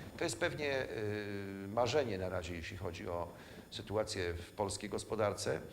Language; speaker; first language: Polish; native; Polish